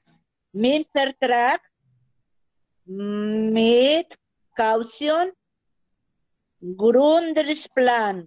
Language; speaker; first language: German; non-native, learner; Spanish